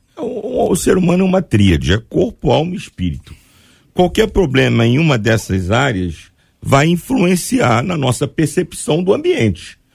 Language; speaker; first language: Portuguese; native; Portuguese